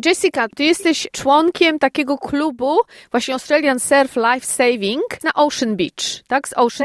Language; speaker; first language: Polish; native; Polish